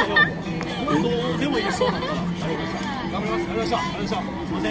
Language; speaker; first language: Japanese; native; Japanese